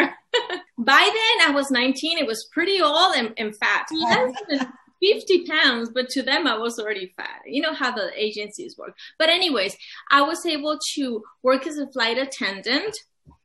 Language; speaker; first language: English; non-native, fluent; Spanish